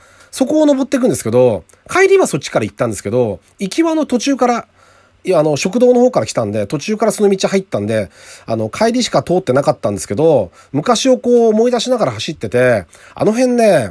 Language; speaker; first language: Japanese; native; Japanese